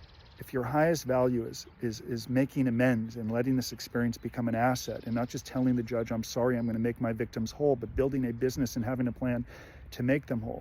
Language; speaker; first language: English; native; English